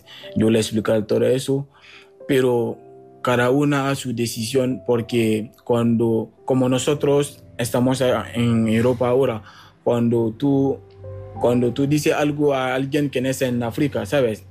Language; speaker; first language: Spanish; non-native, learner; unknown